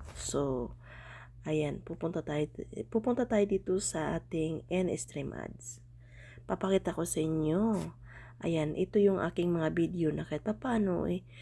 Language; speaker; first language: Filipino; native; Filipino